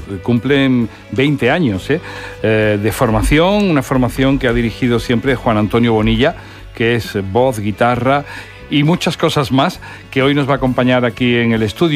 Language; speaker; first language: Spanish; native; Spanish